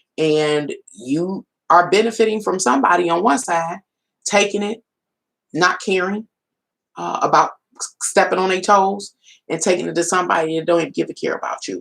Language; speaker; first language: English; native; English